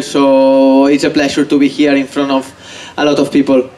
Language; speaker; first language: English; non-native, fluent; Spanish